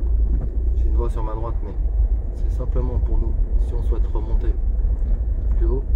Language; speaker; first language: French; native; French